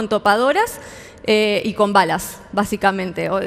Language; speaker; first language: Spanish; native; Spanish